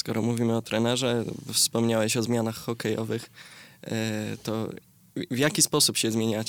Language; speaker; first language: Polish; native; Polish